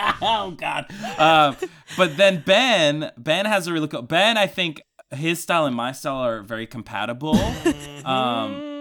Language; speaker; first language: English; early bilingual, other home language; Spanish